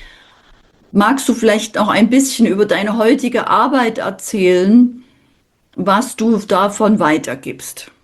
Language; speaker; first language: German; native; German